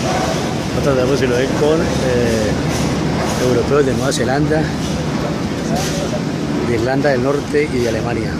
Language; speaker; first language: Spanish; native; Spanish